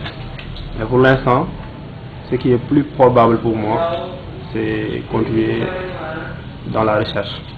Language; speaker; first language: French; non-native, local second language; Wolof